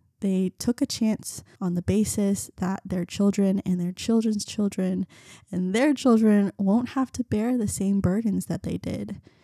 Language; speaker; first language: English; early bilingual, other home language; Vietnamese